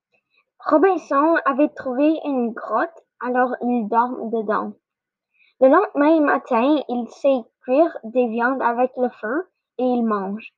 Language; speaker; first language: French; non-native, learner; English